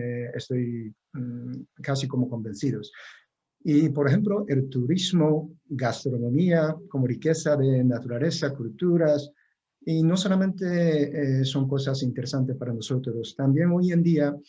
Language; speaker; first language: Spanish; non-native, fluent; Japanese